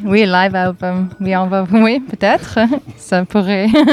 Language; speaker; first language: French; non-native, learner; English